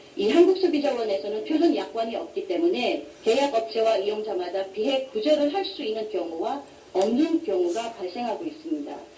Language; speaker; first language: Korean; non-native, fluent; Filipino